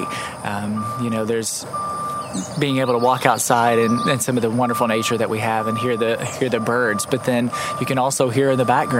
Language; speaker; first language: English; native; English